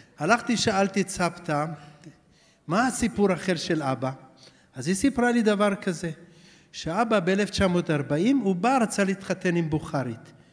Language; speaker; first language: Hebrew; early bilingual, other home language; Persian